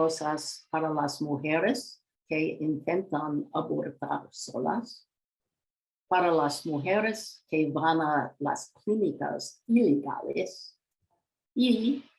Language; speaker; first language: Spanish; non-native, learner; English